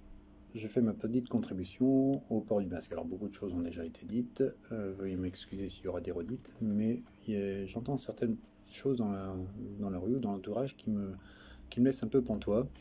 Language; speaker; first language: French; native; French